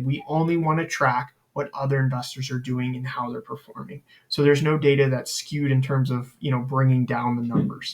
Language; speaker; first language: English; native; English